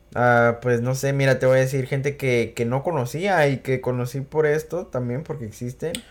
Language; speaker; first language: Spanish; early bilingual, heritage; Spanish